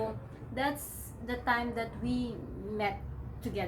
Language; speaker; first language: English; non-native, local second language; Filipino